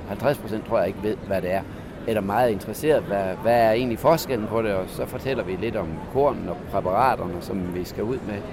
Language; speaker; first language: Danish; native; Danish